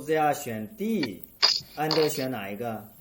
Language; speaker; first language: Chinese; native; Chinese